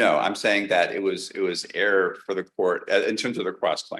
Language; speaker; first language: English; native; English